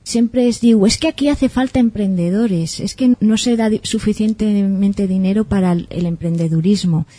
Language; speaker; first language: Spanish; non-native, local second language; Catalan